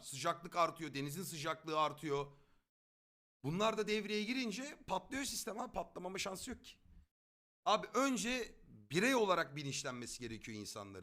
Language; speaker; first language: Turkish; native; Turkish